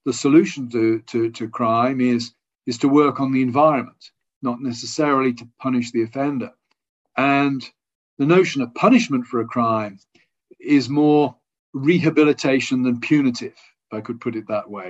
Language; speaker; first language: English; native; English